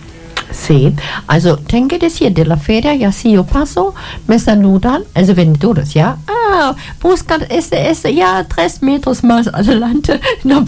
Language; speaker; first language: Spanish; non-native, fluent; German